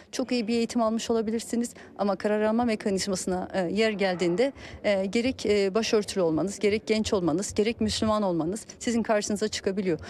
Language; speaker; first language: Turkish; early bilingual, heritage; Turkish